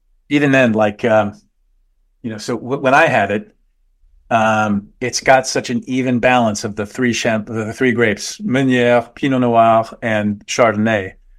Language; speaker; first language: English; native; English